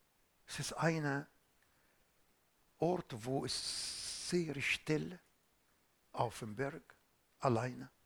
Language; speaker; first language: German; non-native, fluent; Arabic